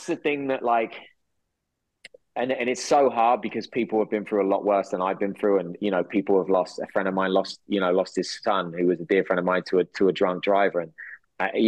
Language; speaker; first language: English; native; English